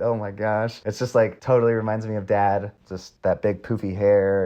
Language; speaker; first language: English; native; English